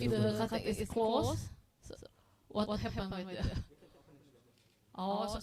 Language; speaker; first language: English; non-native, learner; Indonesian